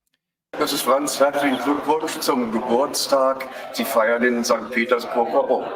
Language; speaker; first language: German; native; German